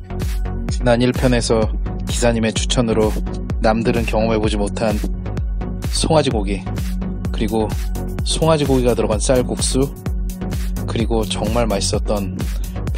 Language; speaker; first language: Korean; native; Korean